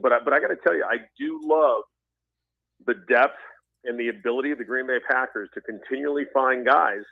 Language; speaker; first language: English; native; English